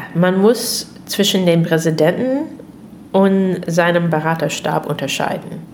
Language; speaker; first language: German; non-native, fluent; English